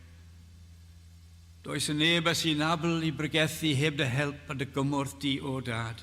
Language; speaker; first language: Welsh; native; Welsh